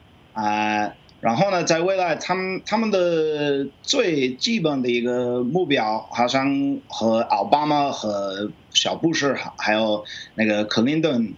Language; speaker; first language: Chinese; non-native, fluent; English